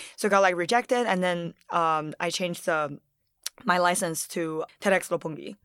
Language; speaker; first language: English; early bilingual, other home language; Chinese